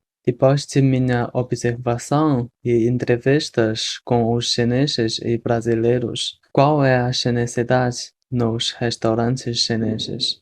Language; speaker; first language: Portuguese; non-native, fluent; Chinese